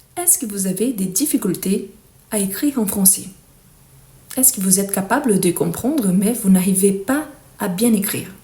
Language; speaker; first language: French; non-native, fluent; Portuguese